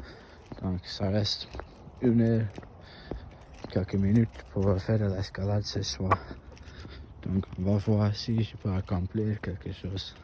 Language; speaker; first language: French; non-native, fluent; English